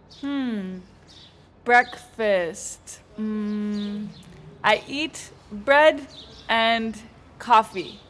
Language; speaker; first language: English; non-native, learner; Fula